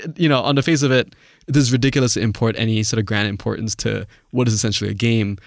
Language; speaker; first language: English; non-native, local second language; Chinese